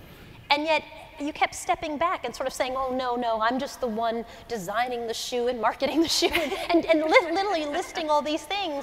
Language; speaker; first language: English; native; English